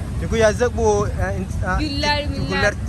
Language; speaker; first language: Turkish; non-native, learner; Indonesian